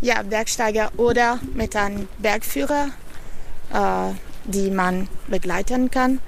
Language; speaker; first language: German; non-native, fluent; Italian